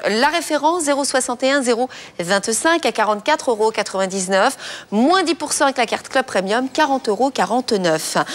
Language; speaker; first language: French; native; French